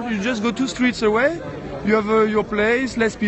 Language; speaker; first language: English; non-native, learner; French